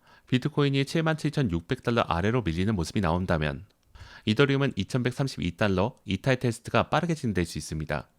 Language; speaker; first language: Korean; native; Korean